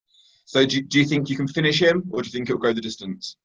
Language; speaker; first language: English; native; English